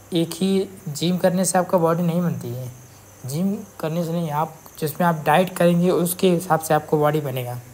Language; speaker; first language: Hindi; native; Hindi